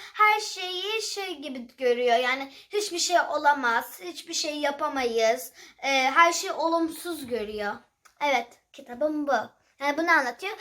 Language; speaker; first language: Turkish; early bilingual, heritage; Turkish